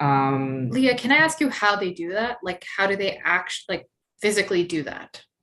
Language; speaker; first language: English; native; English